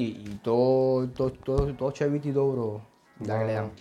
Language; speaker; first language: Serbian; non-native, learner; Spanish